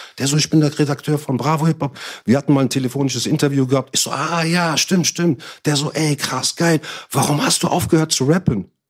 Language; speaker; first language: German; early bilingual, other home language; Arabic